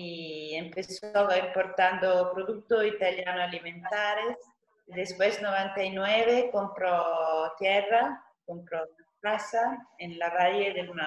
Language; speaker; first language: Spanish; non-native, fluent; Italian